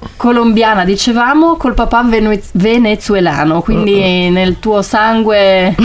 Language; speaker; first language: Italian; native; Italian